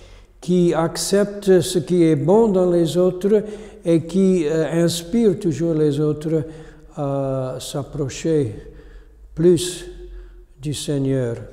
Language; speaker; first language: French; non-native, fluent; English